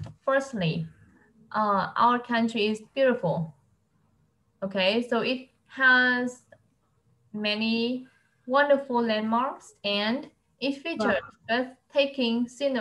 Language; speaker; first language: English; non-native, fluent; Vietnamese